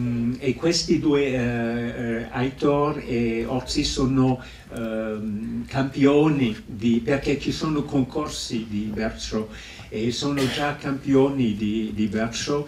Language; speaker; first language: Italian; non-native, fluent; English